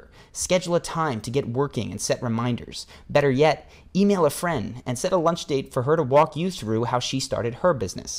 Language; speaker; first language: English; native; English